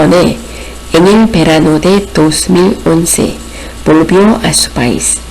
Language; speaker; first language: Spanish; non-native, fluent; Korean